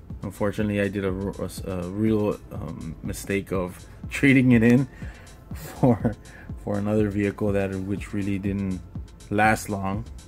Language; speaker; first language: English; early bilingual, other home language; Spanish